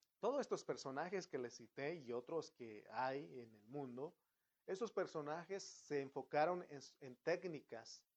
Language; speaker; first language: Spanish; native; Spanish